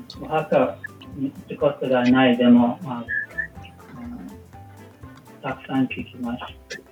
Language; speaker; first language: Japanese; non-native, learner; English